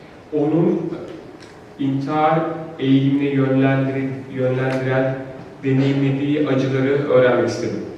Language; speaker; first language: Turkish; native; Turkish